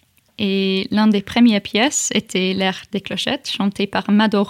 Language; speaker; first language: French; non-native, fluent; English